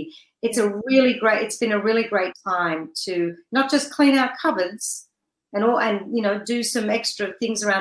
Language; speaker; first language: English; native; English